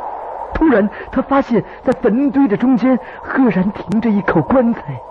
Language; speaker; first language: Chinese; native; Chinese